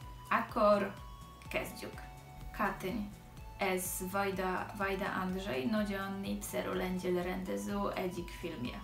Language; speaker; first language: Hungarian; non-native, learner; Polish